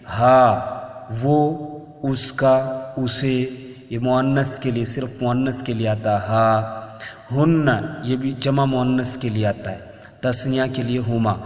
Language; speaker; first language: Urdu; native; Urdu